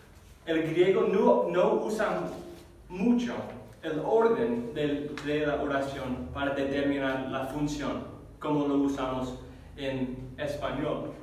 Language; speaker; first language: Spanish; non-native, fluent; English